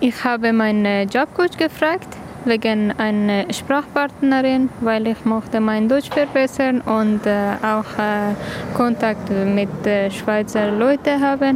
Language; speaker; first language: German; non-native, learner; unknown